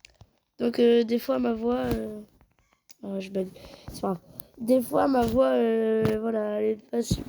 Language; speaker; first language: French; native; French